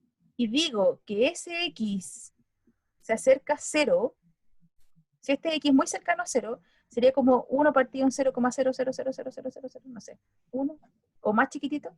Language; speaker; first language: Spanish; native; Spanish